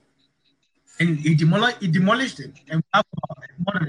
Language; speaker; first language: English; non-native, local second language; Ga